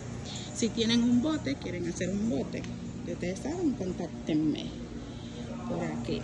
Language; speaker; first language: Spanish; early bilingual, heritage; Spanish